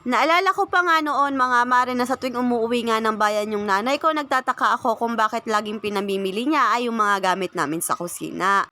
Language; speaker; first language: Filipino; native; Filipino